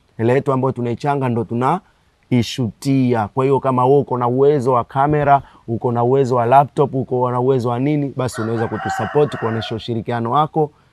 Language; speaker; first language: Swahili; native; Swahili